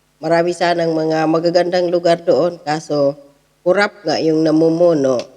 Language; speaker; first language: Filipino; native; Filipino